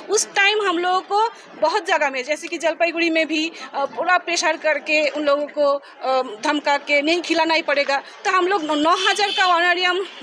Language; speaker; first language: Hindi; non-native, local second language; Bangla